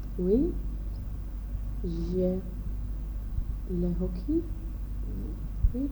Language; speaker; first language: French; non-native, learner; English